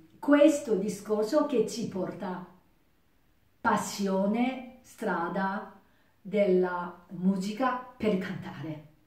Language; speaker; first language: Italian; non-native, learner; Japanese